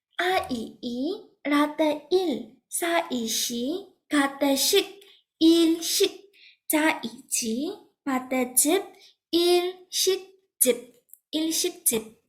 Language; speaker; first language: Korean; non-native, fluent; Burmese